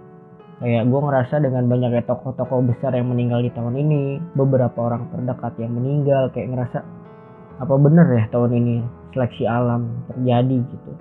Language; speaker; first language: Indonesian; native; Indonesian